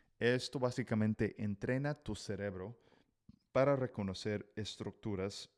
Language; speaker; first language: Spanish; non-native, fluent; English